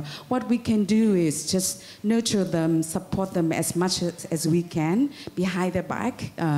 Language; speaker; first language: English; non-native, fluent; Vietnamese